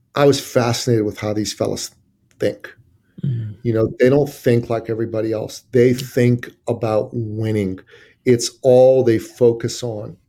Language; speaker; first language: English; early bilingual, other home language; Persian